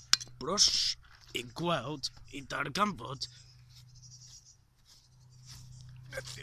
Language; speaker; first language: Welsh; non-native, learner; English